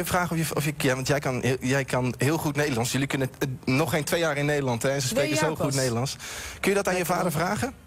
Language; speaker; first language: Dutch; native; Dutch